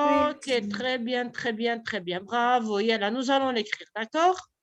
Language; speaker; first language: French; non-native, local second language; Arabic